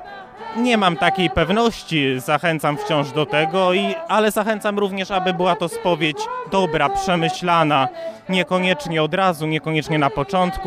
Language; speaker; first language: Polish; native; Polish